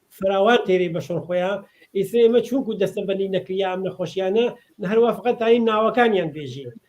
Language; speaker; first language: Central Kurdish; native; Central Kurdish